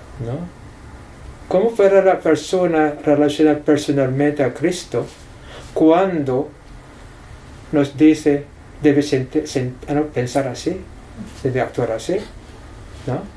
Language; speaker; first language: Spanish; non-native, fluent; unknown